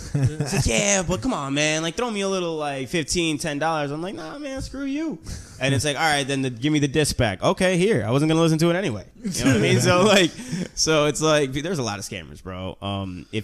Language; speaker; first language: English; early bilingual, other home language; Spanish